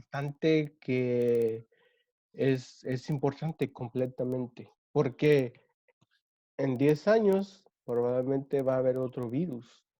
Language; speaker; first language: Spanish; early bilingual, other home language; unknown